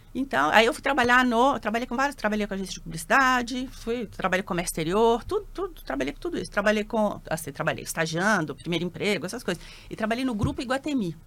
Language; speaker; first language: Portuguese; native; Portuguese